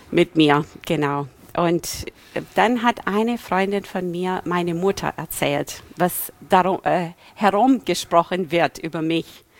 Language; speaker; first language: German; non-native, fluent; English